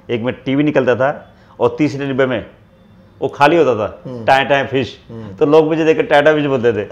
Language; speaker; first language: Hindi; native; Hindi